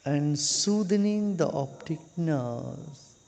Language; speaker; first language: English; non-native, local second language; Kannada